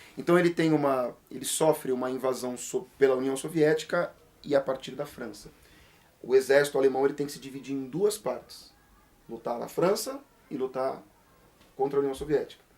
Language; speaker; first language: Portuguese; native; Portuguese